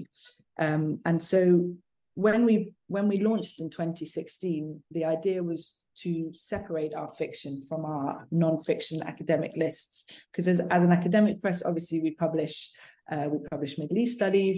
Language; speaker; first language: English; native; English